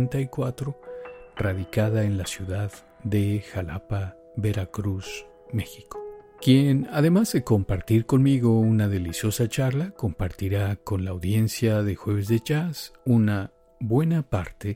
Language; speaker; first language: Spanish; native; Spanish